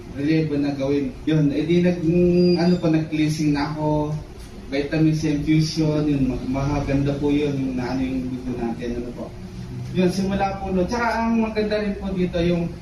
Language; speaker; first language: Filipino; native; Filipino